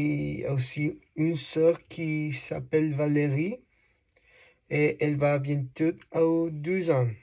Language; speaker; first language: French; non-native, learner; Spanish